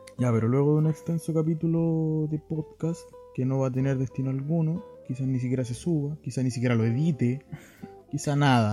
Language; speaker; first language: Spanish; native; Spanish